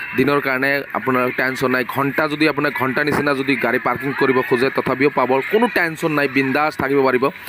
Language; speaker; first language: Assamese; non-native, local second language; Bangla